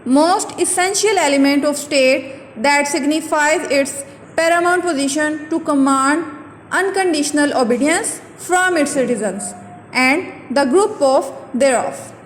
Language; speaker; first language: English; non-native, local second language; Urdu